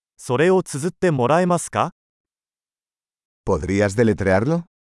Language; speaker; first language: Japanese; native; Japanese